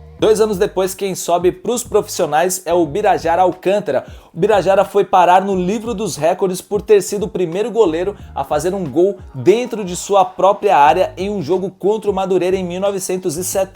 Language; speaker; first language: Portuguese; native; Portuguese